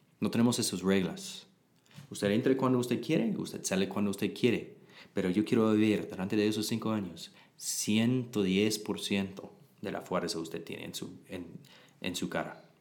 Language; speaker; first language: Spanish; non-native, learner; English